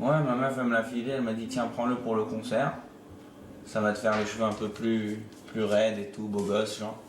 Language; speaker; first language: French; native; French